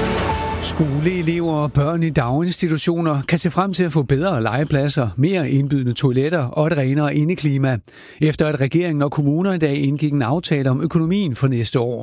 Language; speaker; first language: Danish; native; Danish